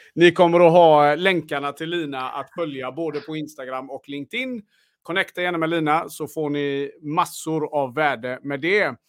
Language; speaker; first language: Swedish; native; Swedish